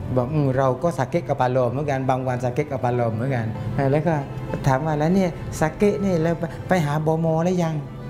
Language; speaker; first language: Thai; non-native, local second language; Malay